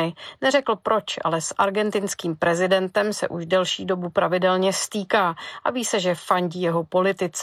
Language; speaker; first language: Czech; native; Czech